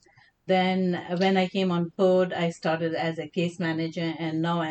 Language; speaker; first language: English; non-native, local second language; Kashmiri